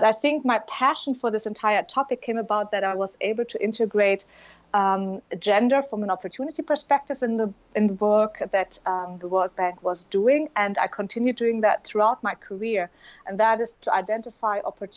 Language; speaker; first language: English; non-native, fluent; German